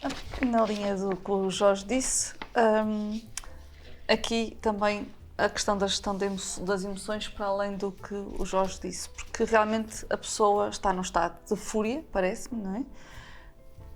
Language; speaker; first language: Portuguese; native; Portuguese